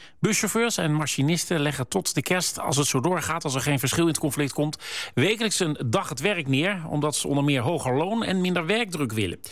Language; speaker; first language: Dutch; native; Dutch